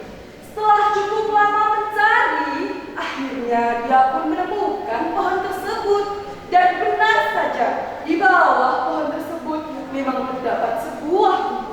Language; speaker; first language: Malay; non-native, local second language; Javanese